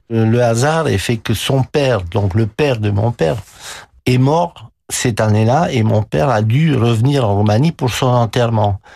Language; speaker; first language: French; non-native, fluent; Romanian